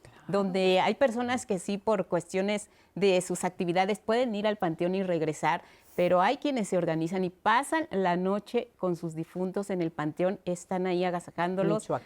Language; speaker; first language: Spanish; native; Spanish